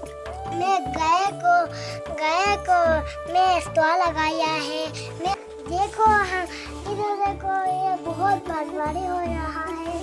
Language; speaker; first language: Hindi; non-native, local second language; Balti